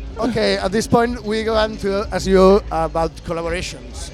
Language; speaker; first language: English; non-native, learner; Spanish